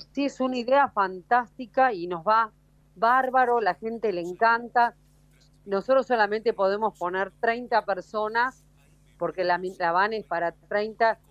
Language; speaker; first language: Spanish; native; Spanish